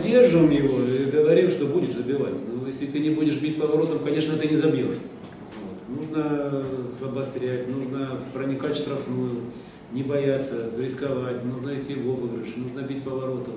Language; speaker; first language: Russian; native; Russian